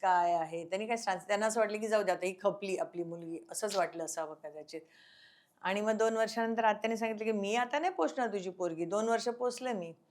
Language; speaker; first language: Marathi; non-native, local second language; Konkani